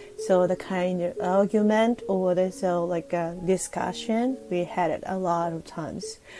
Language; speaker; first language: English; non-native, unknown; Japanese